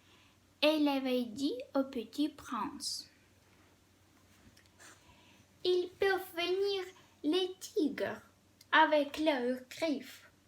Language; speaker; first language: French; non-native, fluent; Russian